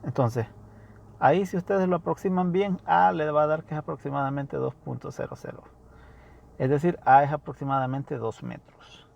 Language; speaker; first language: Spanish; native; Spanish